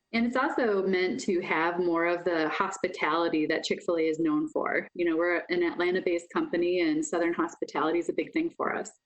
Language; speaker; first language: English; native; English